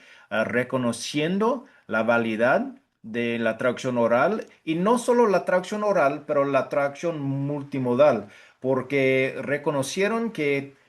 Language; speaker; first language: Spanish; non-native, fluent; English